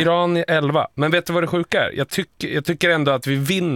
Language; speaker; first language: Swedish; native; Swedish